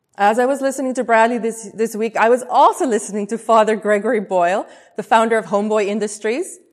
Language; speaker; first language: English; non-native, local second language; Afrikaans